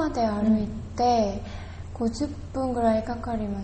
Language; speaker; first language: Japanese; non-native, learner; Korean